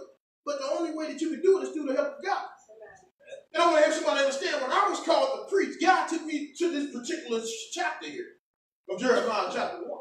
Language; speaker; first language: English; native; English